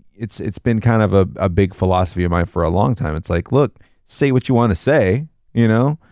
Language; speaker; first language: English; native; English